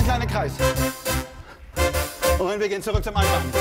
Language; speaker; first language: German; non-native, fluent; French